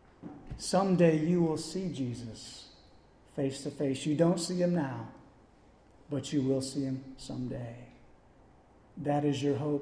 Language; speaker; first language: English; native; English